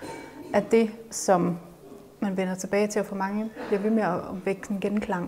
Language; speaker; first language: Danish; native; Danish